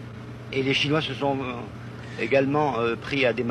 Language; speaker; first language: French; native; French